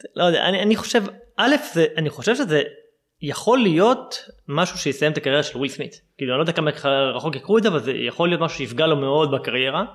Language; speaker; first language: Hebrew; native; Hebrew